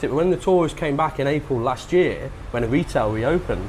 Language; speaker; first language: English; native; English